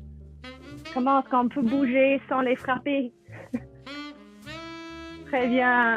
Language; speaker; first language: French; non-native, fluent; English